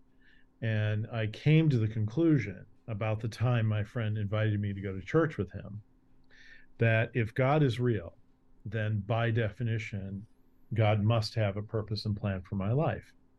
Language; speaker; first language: English; native; English